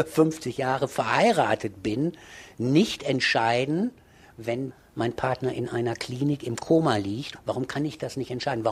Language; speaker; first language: German; native; German